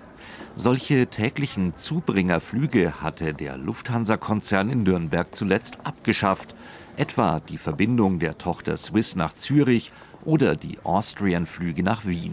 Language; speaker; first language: German; native; German